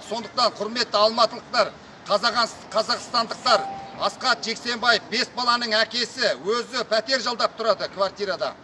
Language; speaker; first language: Kazakh; native; Kazakh